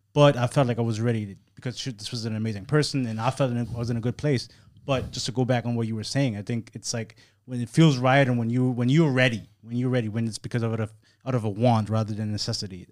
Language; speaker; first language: English; non-native, fluent; German